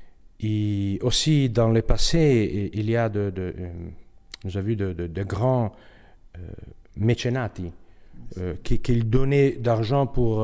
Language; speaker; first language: French; non-native, fluent; Italian